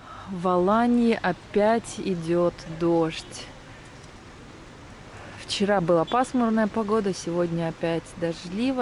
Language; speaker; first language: Russian; native; Russian